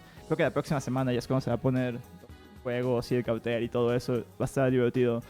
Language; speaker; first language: Spanish; native; Spanish